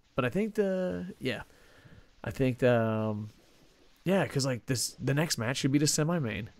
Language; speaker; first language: English; native; English